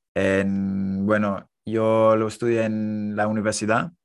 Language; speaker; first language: Spanish; non-native, fluent; English